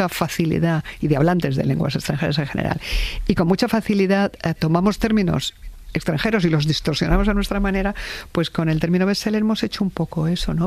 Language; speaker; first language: Spanish; native; Spanish